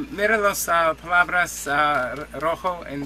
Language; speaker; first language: Spanish; non-native, learner; English